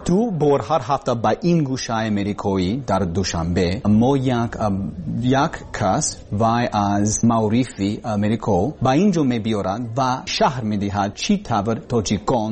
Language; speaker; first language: Persian; non-native, learner; English